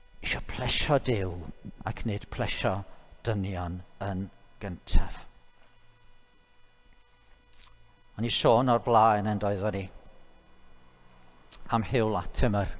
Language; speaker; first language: Welsh; native; Welsh